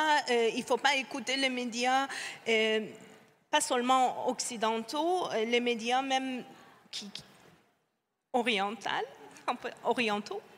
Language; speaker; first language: French; non-native, fluent; Persian